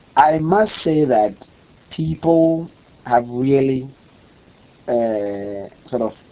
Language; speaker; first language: English; non-native, local second language; Akan